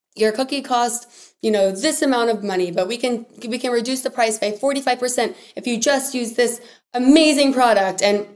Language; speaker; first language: English; native; English